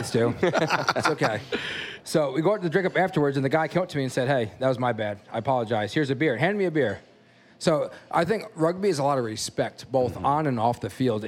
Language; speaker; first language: English; native; English